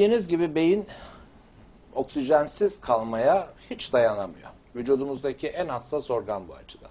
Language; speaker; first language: Turkish; native; Turkish